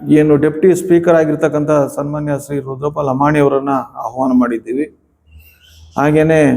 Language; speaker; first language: Kannada; non-native, local second language; Lambadi